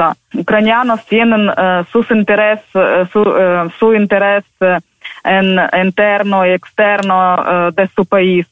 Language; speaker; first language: Spanish; non-native, fluent; Ukrainian